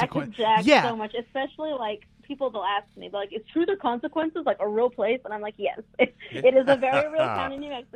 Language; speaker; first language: English; native; English